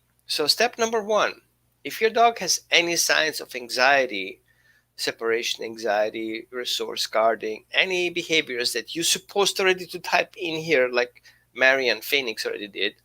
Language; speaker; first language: English; non-native, fluent; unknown